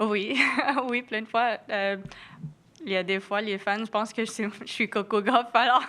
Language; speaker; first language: French; non-native, local second language; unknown